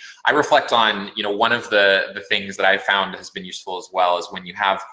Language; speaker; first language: English; native; English